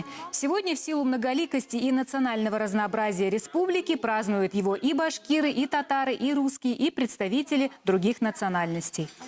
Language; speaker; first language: Russian; native; Russian